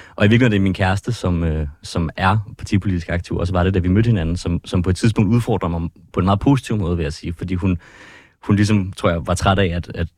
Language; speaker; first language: Danish; native; Danish